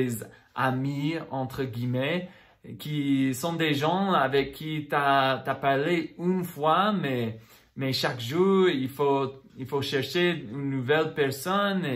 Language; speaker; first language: French; non-native, fluent; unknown